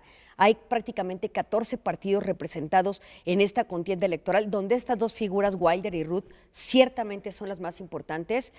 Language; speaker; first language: Spanish; native; Spanish